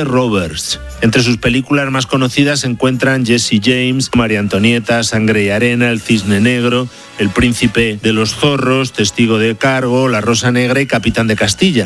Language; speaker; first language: Spanish; native; Spanish